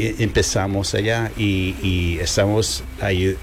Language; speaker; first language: Spanish; non-native, learner; English